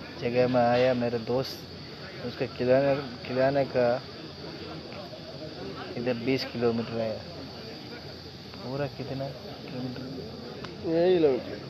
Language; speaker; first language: Hindi; non-native, local second language; Malayalam